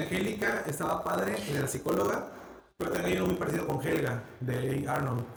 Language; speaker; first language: Spanish; native; Spanish